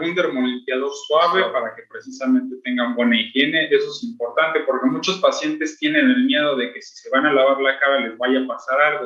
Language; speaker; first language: Spanish; native; Spanish